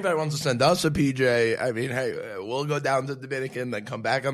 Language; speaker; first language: English; native; English